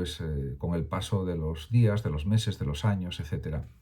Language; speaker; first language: Spanish; native; Spanish